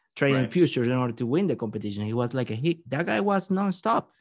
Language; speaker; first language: English; non-native, fluent; Spanish